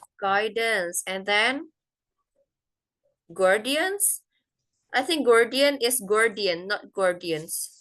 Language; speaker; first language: English; non-native, fluent; Indonesian